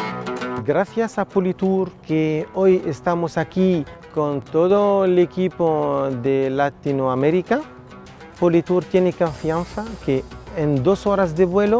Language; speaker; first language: Spanish; non-native, fluent; Arabic